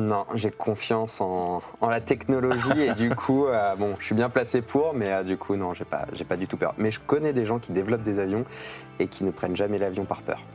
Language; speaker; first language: French; native; French